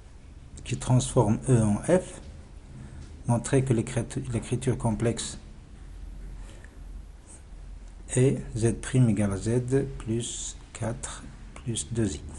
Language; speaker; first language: French; non-native, local second language; Arabic